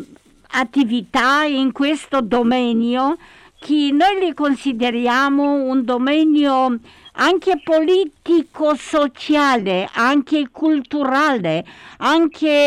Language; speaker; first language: Italian; non-native, learner; Romanian